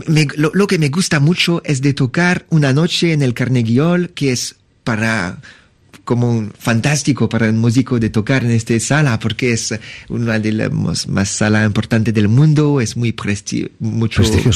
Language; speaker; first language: Spanish; non-native, learner; French